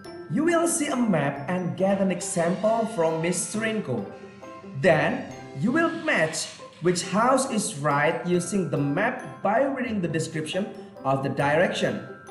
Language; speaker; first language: English; non-native, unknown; Indonesian